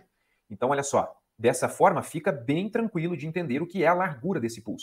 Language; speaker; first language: Portuguese; native; Portuguese